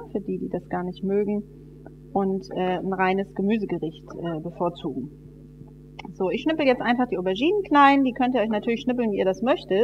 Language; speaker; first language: German; native; German